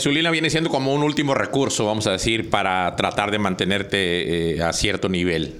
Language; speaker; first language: Spanish; native; Spanish